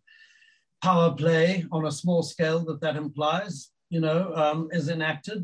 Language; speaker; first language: English; native; English